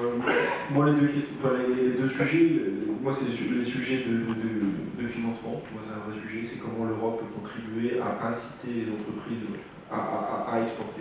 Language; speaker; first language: French; native; French